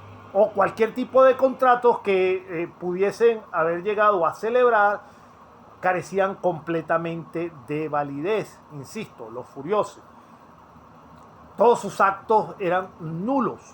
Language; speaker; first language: Spanish; native; Spanish